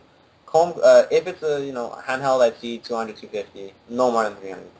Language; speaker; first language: English; native; English